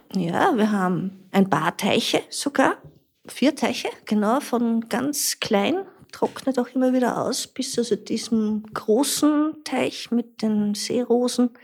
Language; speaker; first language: German; native; German